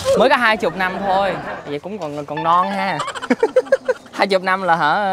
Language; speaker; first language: Vietnamese; non-native, fluent; English